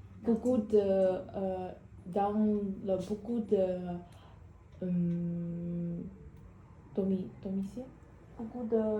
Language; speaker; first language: French; non-native, learner; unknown